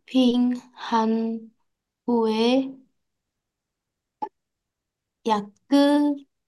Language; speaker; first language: Korean; non-native, learner; Chinese